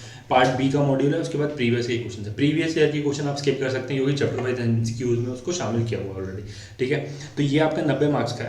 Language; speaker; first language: Hindi; native; Hindi